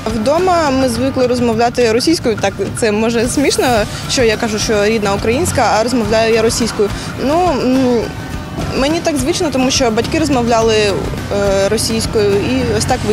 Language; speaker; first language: Ukrainian; non-native, local second language; Russian